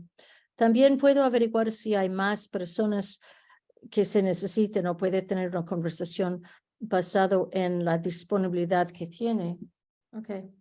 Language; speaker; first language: Spanish; early bilingual, heritage; Spanish